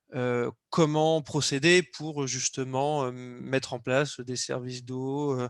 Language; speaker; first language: French; native; French